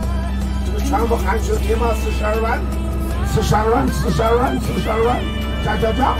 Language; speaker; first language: Chinese; non-native, local second language; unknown